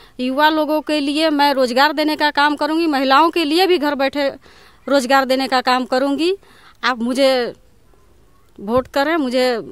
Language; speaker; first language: Hindi; non-native, local second language; Bhojpuri